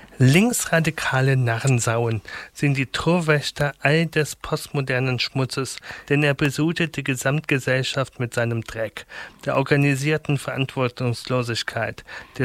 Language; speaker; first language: German; native; German